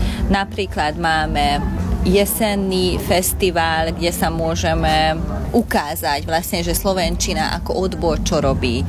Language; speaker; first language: Slovak; non-native, local second language; Hungarian